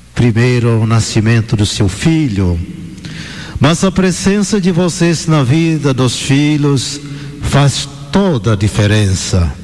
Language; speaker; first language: Portuguese; non-native, fluent; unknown